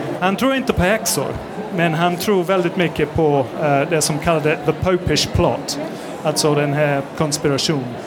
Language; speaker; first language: Swedish; non-native, fluent; English